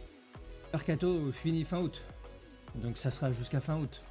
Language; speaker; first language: French; native; French